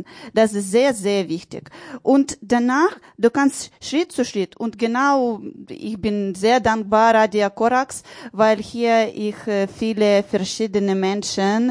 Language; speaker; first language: German; non-native, learner; Ukrainian